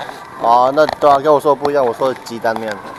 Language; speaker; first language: Chinese; native; Chinese